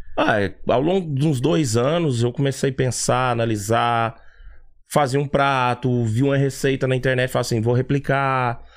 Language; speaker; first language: Portuguese; native; Portuguese